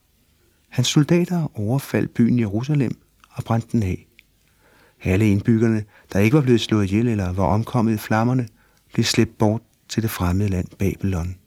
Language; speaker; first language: Danish; native; Danish